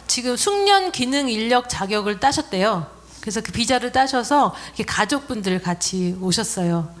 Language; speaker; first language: Korean; native; Korean